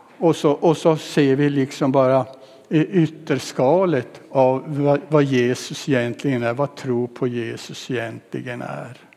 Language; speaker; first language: Swedish; native; Swedish